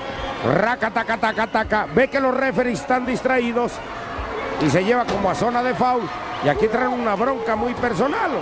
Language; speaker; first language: Spanish; native; Spanish